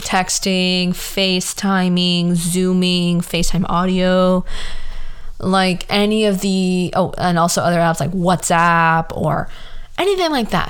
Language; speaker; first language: English; early bilingual, other home language; Spanish